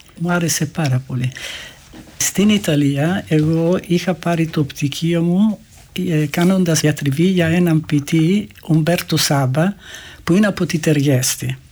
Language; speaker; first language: Greek; non-native, fluent; Italian